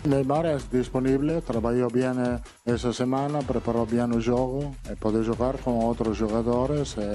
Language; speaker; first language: Portuguese; non-native, fluent; Italian